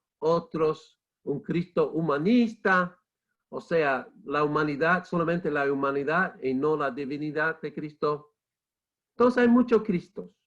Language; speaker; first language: Spanish; non-native, fluent; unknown